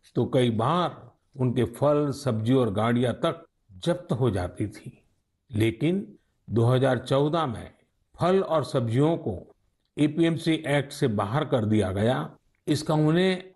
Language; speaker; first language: Hindi; native; Hindi